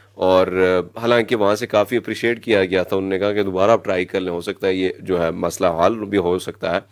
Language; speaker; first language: Urdu; non-native, local second language; Pashto